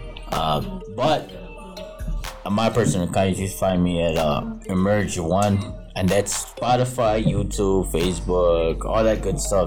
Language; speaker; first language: English; early bilingual, other home language; Spanish